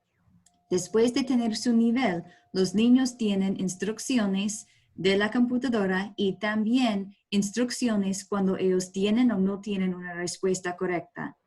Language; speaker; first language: Spanish; non-native, learner; English